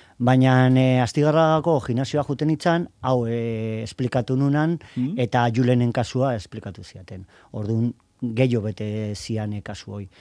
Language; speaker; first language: Basque; native; Basque